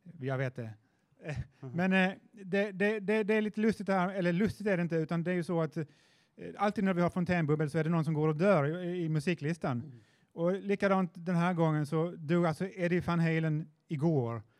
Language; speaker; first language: Swedish; native; Swedish